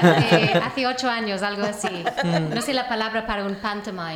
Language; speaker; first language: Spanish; non-native, learner; English